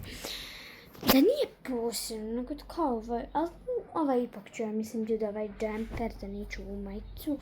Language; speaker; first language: Bosnian; early bilingual, heritage; Bosnian